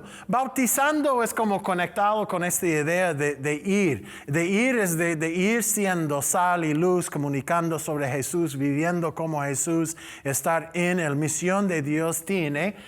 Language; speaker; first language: Spanish; non-native, learner; English